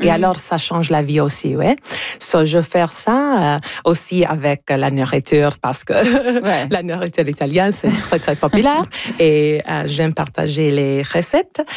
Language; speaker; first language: French; early bilingual, heritage; English